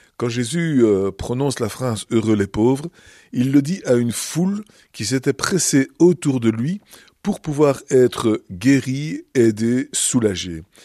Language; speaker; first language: French; native; French